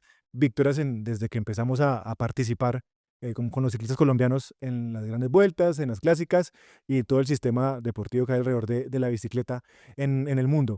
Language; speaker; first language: Spanish; native; Spanish